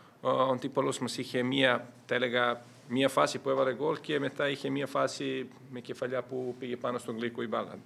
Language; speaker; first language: Greek; non-native, fluent; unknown